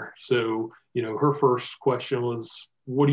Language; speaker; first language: English; native; English